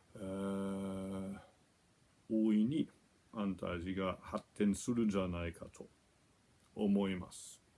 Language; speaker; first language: Japanese; non-native, fluent; German